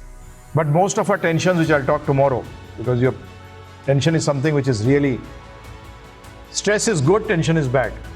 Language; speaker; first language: English; non-native, local second language; Hindi